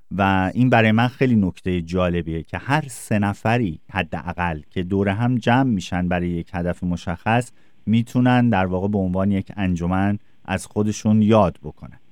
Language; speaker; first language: Persian; native; Persian